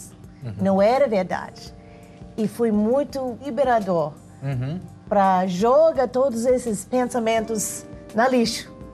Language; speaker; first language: Portuguese; non-native, fluent; English